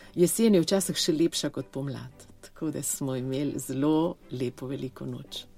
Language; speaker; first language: Slovenian; early bilingual, heritage; Slovenian